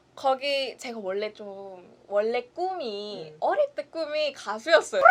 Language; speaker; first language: Korean; non-native, fluent; Thai